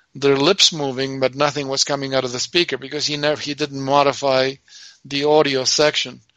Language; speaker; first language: English; non-native, fluent; Spanish